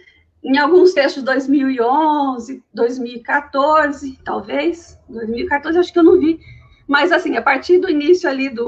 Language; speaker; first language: Portuguese; native; Portuguese